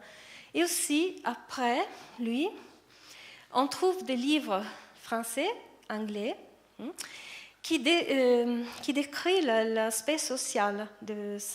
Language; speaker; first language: French; non-native, fluent; Italian